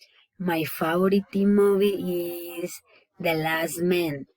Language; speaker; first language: English; non-native, learner; Spanish